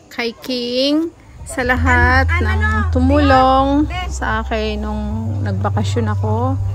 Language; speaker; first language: Filipino; native; Filipino